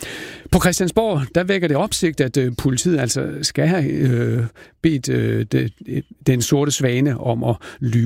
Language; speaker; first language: Danish; native; Danish